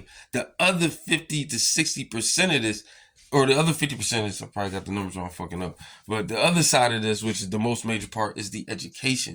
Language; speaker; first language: English; native; English